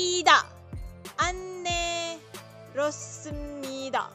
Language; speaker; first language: Korean; non-native, learner; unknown